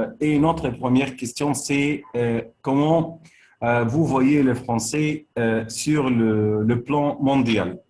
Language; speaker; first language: French; non-native, local second language; Arabic